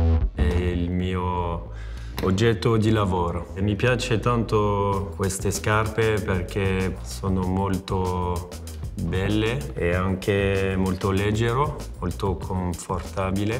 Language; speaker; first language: Italian; non-native, fluent; French